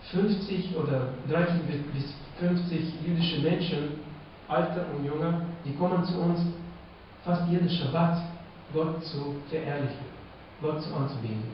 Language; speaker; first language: German; non-native, fluent; Russian